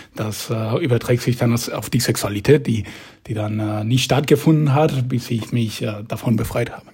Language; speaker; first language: German; non-native, fluent; Spanish